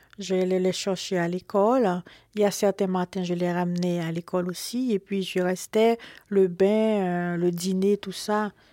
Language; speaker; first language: French; non-native, local second language; Haitian Creole